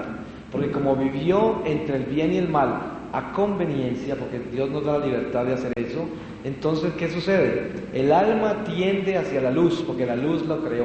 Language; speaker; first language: Spanish; native; Spanish